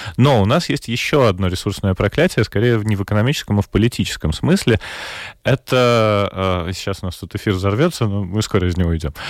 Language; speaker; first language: Russian; non-native, local second language; Latvian